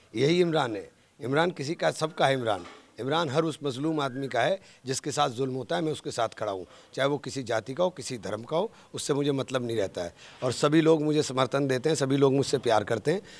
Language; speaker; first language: Hindi; native; Hindi